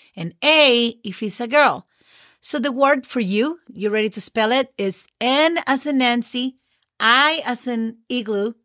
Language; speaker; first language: English; non-native, fluent; Spanish